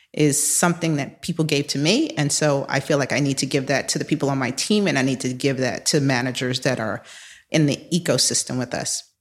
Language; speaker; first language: English; native; English